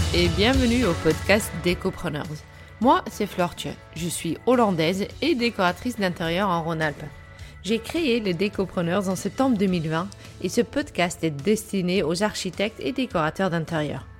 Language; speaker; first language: French; non-native, fluent; Dutch